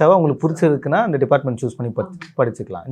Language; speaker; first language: Tamil; native; Tamil